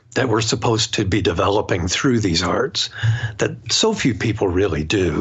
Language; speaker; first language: English; native; English